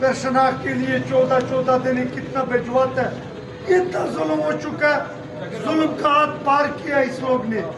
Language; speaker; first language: Urdu; non-native, local second language; Pashto